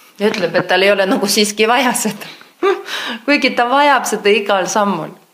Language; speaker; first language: Estonian; non-native, local second language; Russian